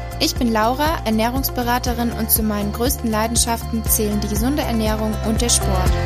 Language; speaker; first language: German; native; German